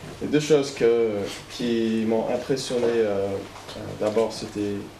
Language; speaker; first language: French; non-native, fluent; English